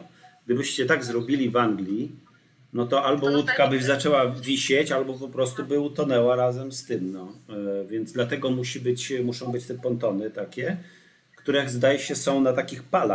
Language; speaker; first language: Polish; native; Polish